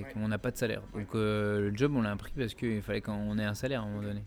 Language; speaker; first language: French; native; French